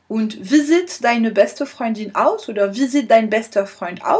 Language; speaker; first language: German; non-native, fluent; French